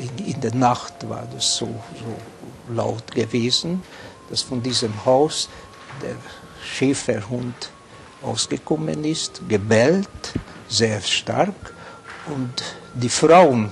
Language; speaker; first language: German; non-native, fluent; Hungarian